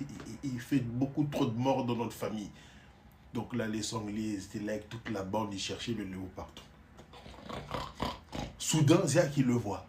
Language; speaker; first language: French; native; French